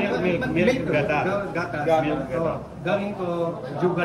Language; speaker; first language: Filipino; non-native, learner; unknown